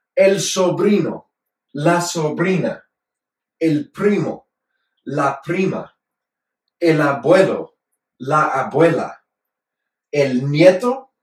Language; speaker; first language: Spanish; non-native, fluent; English